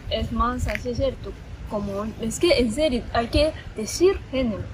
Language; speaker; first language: Spanish; non-native, learner; Japanese